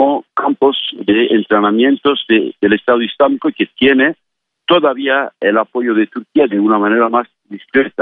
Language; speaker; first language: Spanish; non-native, fluent; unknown